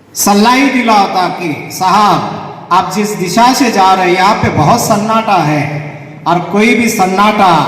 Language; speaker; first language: Hindi; non-native, local second language; Marathi